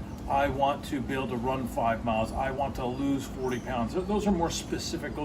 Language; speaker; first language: English; native; English